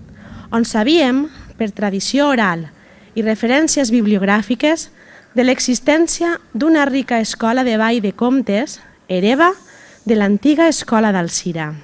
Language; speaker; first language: Catalan; native; Catalan